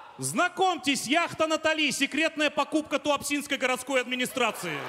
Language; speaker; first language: Russian; native; Russian